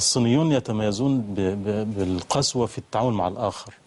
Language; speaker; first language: Arabic; native; Arabic